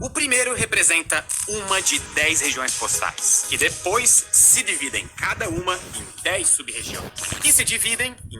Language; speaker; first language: Portuguese; native; Portuguese